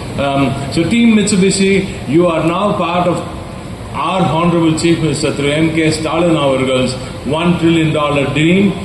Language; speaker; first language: English; non-native, local second language; Tamil